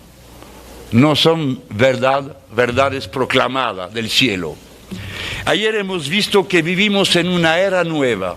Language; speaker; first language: Spanish; non-native, fluent; French